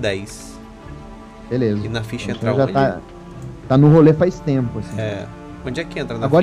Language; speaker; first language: Portuguese; native; Portuguese